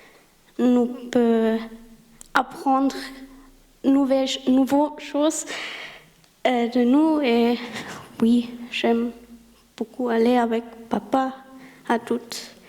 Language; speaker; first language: French; non-native, learner; German